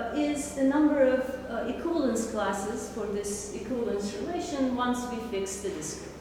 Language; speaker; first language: English; non-native, fluent; Turkish